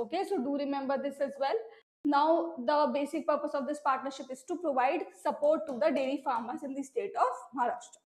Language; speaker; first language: English; non-native, local second language; Hindi